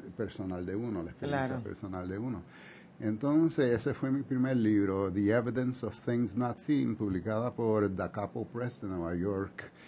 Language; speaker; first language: Spanish; early bilingual, heritage; Spanish